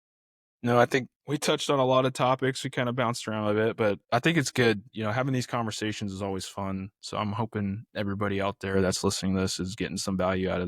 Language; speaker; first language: English; native; English